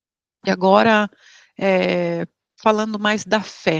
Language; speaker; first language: Portuguese; native; Portuguese